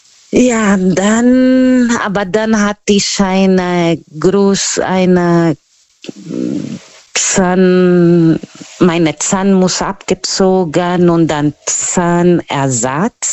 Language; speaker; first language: German; non-native, learner; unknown